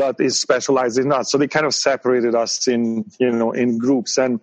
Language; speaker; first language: English; non-native, fluent; Hungarian